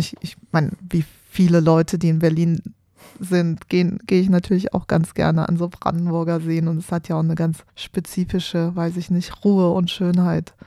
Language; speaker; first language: German; native; German